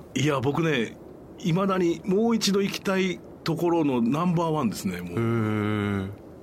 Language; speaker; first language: Japanese; native; Japanese